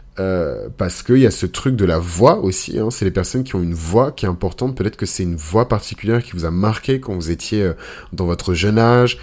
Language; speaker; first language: French; early bilingual, other home language; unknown